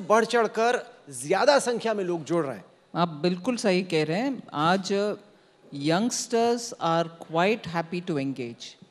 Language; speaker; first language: Hindi; non-native, local second language; Tamil